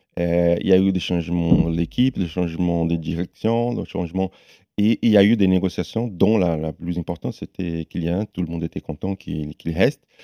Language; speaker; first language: French; non-native, fluent; Portuguese